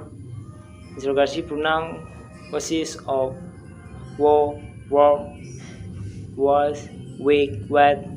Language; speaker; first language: English; non-native, learner; Indonesian